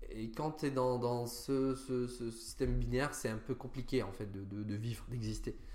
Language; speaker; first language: French; non-native, fluent; Arabic